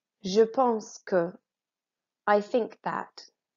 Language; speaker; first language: English; native; English